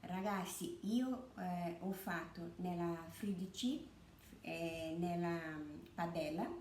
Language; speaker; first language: Italian; non-native, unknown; Portuguese